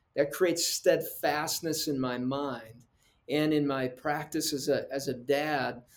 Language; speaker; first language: English; early bilingual, other home language; Spanish